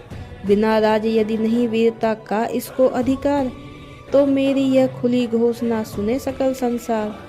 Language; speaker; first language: Hindi; native; Hindi